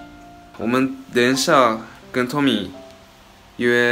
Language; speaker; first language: Chinese; non-native, learner; Japanese